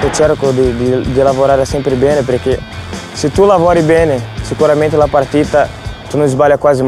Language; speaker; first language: Italian; non-native, fluent; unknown